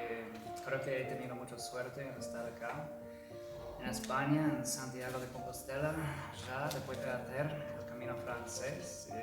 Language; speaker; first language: Spanish; non-native, fluent; English